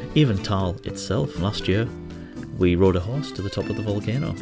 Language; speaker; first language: English; native; English